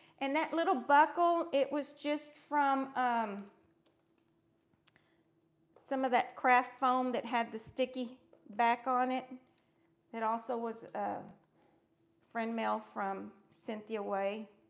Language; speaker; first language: English; early bilingual, other home language; Spanish